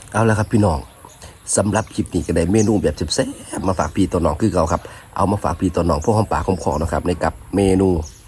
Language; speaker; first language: Thai; native; Thai